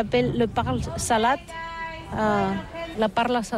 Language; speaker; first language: French; non-native, learner; Catalan